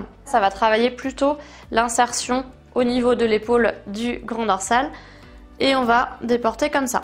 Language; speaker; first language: French; native; French